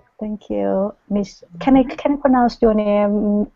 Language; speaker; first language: English; non-native, learner; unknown